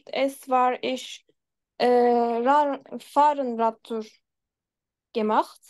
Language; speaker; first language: German; non-native, learner; Turkish